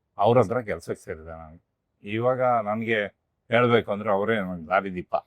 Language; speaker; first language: Kannada; native; Kannada